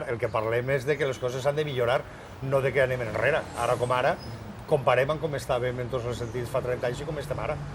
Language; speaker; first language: Catalan; native; Catalan